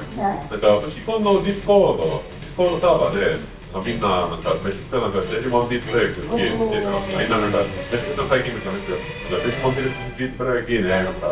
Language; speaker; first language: Japanese; non-native, fluent; English